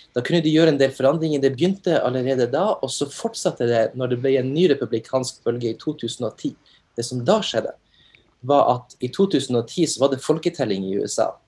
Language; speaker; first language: Norwegian; native; Norwegian